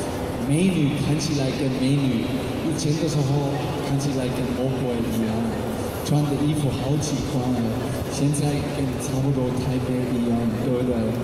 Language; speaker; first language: Chinese; non-native, fluent; English